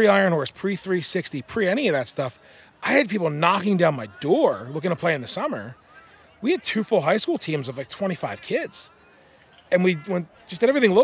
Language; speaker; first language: English; native; English